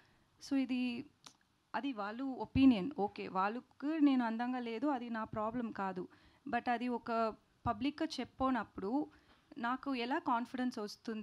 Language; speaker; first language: Telugu; non-native, learner; Tamil